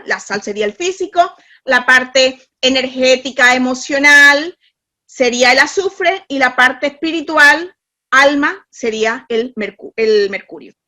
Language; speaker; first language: Spanish; native; Spanish